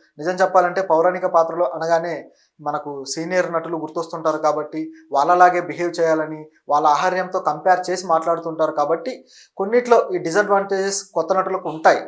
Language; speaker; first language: Telugu; native; Telugu